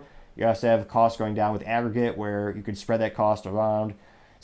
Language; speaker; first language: English; native; English